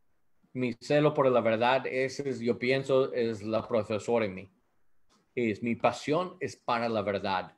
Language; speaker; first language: Spanish; non-native, learner; English